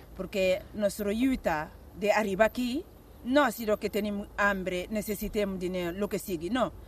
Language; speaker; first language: Catalan; non-native, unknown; Bambara